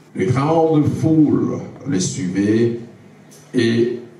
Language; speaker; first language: French; non-native, local second language; Lingala